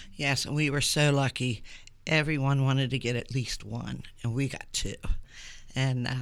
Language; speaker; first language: English; native; English